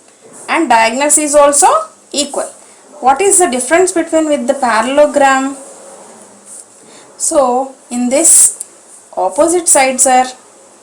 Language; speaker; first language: English; non-native, local second language; Telugu